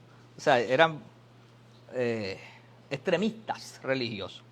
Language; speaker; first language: Spanish; native; Spanish